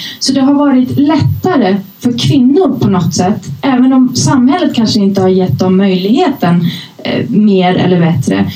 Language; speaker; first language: Swedish; early bilingual, other home language; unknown